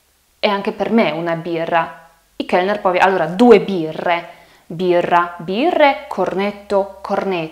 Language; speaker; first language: Italian; non-native, fluent; Polish